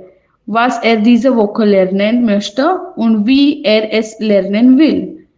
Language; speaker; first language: German; non-native, fluent; Hindi